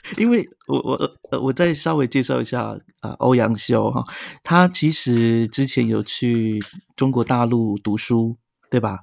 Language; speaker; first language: Chinese; native; Chinese